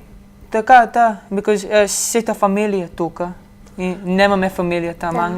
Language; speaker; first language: Macedonian; early bilingual, heritage; Macedonian